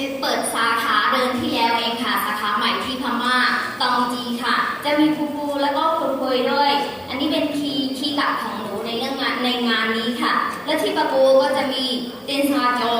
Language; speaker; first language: Thai; non-native, fluent; Burmese